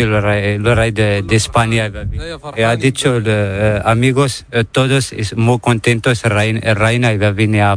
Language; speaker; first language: Spanish; non-native, learner; Arabic